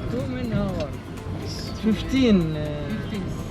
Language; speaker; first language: English; non-native, learner; Arabic